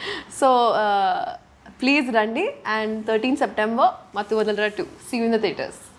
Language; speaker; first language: Telugu; non-native, local second language; Urdu